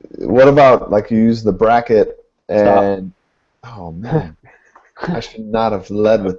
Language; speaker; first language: English; native; English